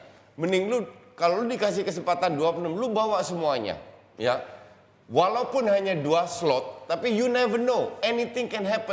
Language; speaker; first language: Indonesian; native; Indonesian